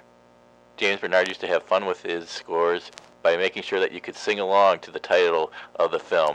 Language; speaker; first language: English; non-native, fluent; Swedish